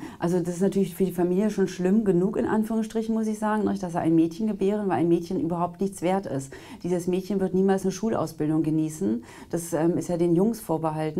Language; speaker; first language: German; native; German